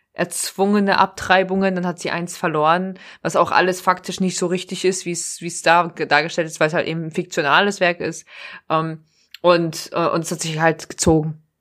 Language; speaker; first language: German; early bilingual, other home language; Polish